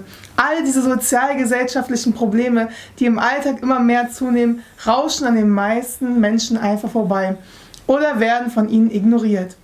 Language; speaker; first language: German; native; German